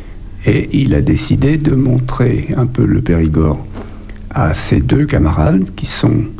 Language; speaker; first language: French; native; French